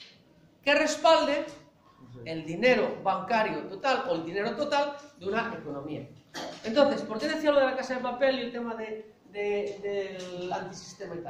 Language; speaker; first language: Spanish; native; Spanish